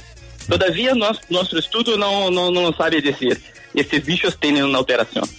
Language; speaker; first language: Spanish; non-native, learner; Portuguese